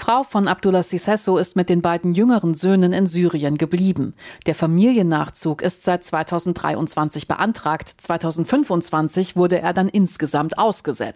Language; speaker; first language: German; native; German